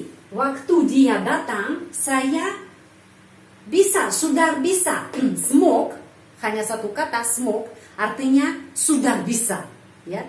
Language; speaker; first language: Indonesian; non-native, fluent; Russian